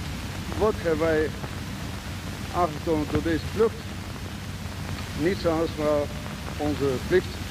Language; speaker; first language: Dutch; non-native, fluent; Russian